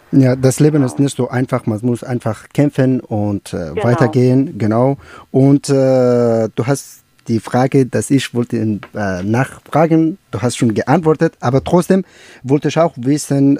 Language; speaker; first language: German; non-native, learner; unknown